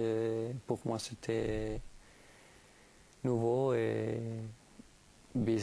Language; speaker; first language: French; non-native, fluent; Spanish